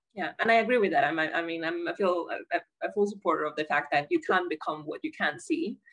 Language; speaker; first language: English; non-native, fluent; Spanish